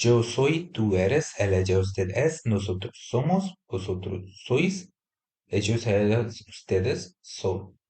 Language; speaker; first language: Spanish; non-native, fluent; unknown